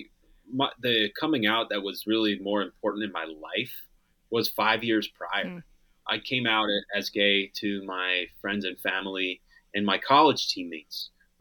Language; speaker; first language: English; native; English